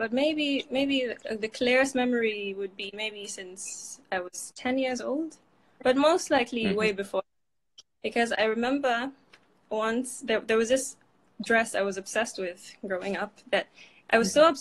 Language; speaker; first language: English; non-native, local second language; Fula